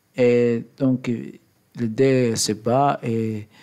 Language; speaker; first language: French; non-native, learner; English